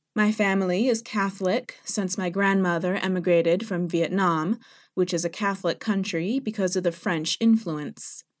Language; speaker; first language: English; non-native, fluent; Thai